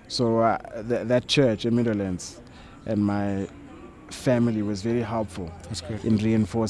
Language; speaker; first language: English; non-native, local second language; Zulu